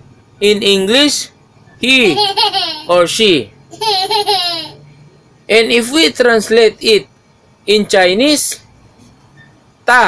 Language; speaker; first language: English; non-native, local second language; Maguindanaon